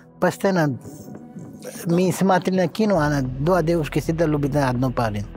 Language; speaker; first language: Russian; non-native, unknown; Hindi